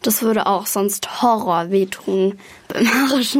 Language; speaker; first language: German; native; German